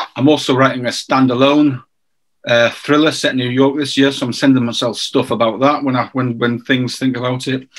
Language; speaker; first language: English; native; English